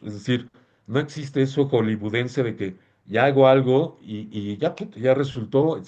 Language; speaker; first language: Spanish; native; Spanish